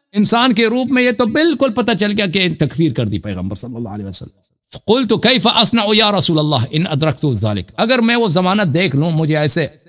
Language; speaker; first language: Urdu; non-native, fluent; Persian